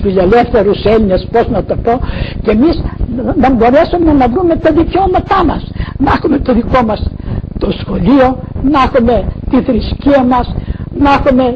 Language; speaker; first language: Greek; non-native, local second language; Macedonian